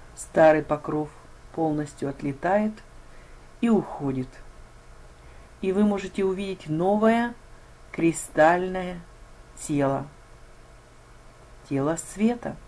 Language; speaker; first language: Russian; native; Russian